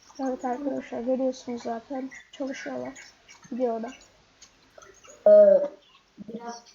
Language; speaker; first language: Turkish; native; Turkish